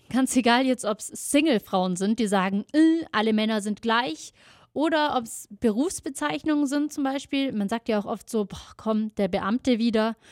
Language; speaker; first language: German; native; German